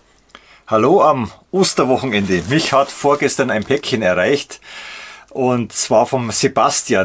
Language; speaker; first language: German; native; German